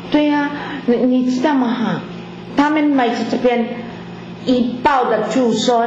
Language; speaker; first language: Chinese; non-native, learner; Filipino